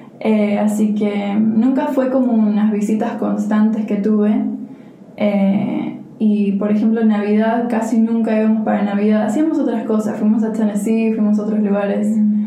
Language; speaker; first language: Spanish; early bilingual, heritage; Spanish